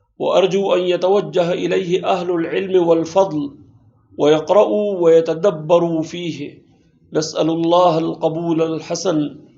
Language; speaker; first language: Arabic; non-native, fluent; Urdu